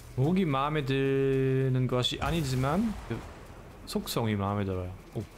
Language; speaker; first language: Korean; non-native, fluent; German